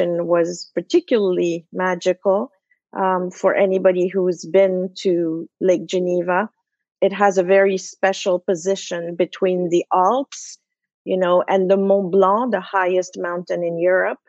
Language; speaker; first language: English; non-native, fluent; French